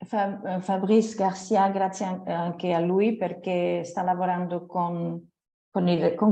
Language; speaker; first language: Italian; non-native, fluent; French